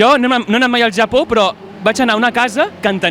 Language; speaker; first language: Catalan; native; Catalan